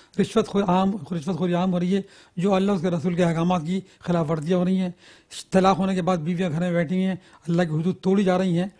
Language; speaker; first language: Urdu; native; Urdu